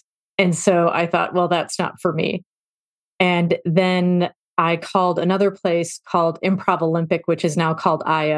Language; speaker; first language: English; native; English